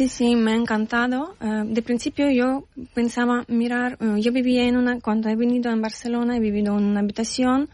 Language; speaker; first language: Spanish; non-native, learner; Ukrainian